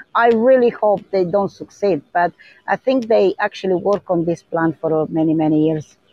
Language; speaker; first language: English; non-native, learner; Romanian